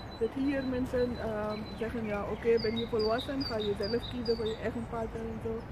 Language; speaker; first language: Dutch; non-native, fluent; Urdu